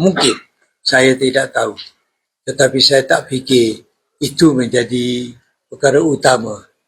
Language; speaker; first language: Malay; native; Malay